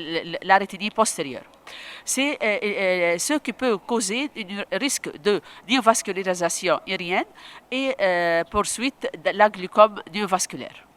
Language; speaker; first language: French; non-native, local second language; Arabic